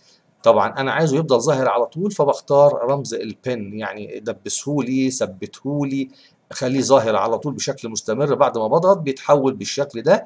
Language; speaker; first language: Arabic; native; Arabic